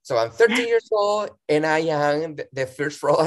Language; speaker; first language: English; non-native, fluent; Spanish